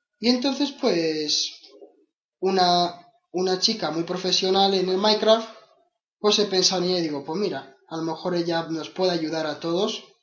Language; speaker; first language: Spanish; native; Spanish